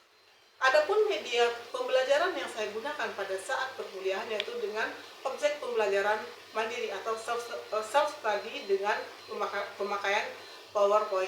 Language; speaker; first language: Indonesian; native; Indonesian